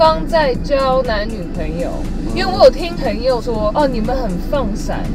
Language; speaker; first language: Chinese; early bilingual, heritage; English